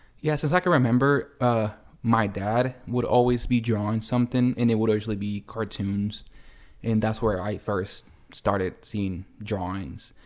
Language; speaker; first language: English; early bilingual, other home language; Spanish